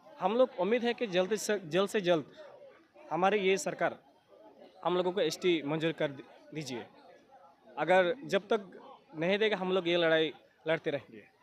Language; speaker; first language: Hindi; non-native, local second language; Santali